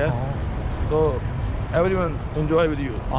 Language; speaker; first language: English; non-native, learner; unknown